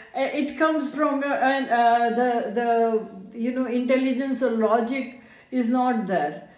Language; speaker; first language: English; non-native, local second language; Gujarati